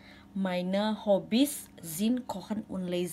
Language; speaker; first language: German; non-native, learner; Indonesian